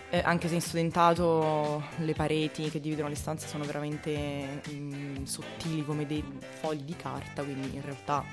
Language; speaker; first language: Italian; native; Italian